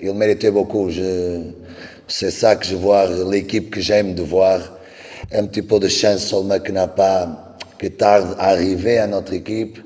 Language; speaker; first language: French; non-native, learner; Portuguese